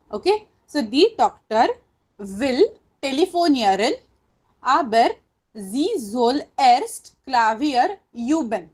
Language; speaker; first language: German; non-native, fluent; Hindi